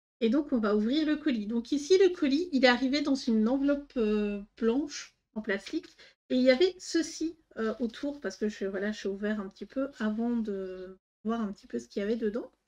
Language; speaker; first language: French; native; French